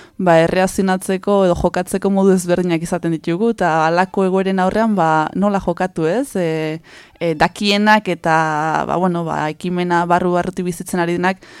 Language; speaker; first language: Basque; native; Basque